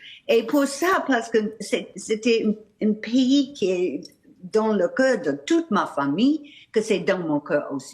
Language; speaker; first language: French; non-native, fluent; English